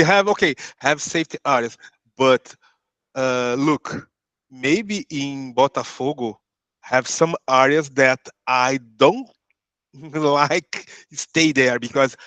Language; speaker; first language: English; non-native, learner; Portuguese